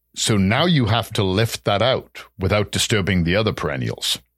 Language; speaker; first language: English; native; English